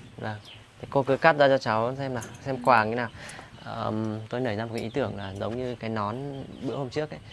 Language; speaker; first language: Vietnamese; native; Vietnamese